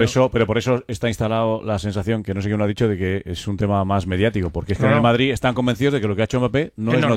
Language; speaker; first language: Spanish; native; Spanish